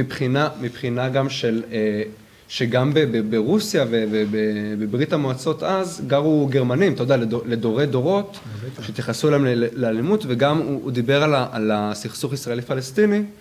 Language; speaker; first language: Hebrew; native; Hebrew